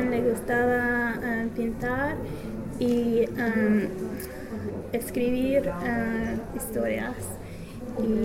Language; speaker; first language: Spanish; non-native, learner; English